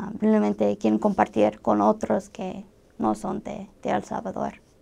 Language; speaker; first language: Spanish; non-native, fluent; English